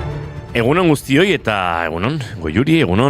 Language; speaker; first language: Basque; native; Basque